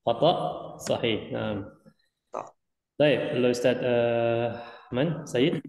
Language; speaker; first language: Arabic; non-native, fluent; Indonesian